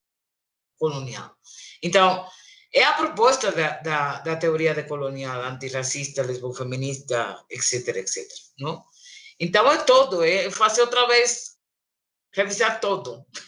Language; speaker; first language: Portuguese; non-native, learner; Spanish